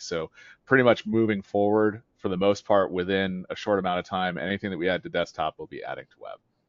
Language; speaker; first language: English; native; English